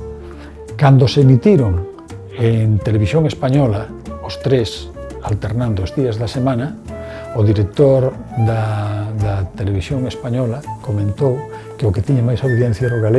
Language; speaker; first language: Galician; native; Galician